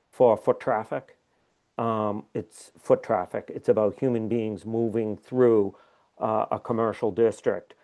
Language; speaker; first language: English; native; English